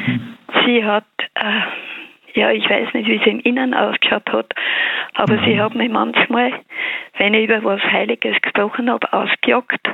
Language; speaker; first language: German; native; German